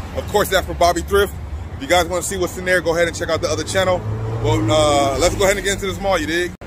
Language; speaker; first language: English; native; English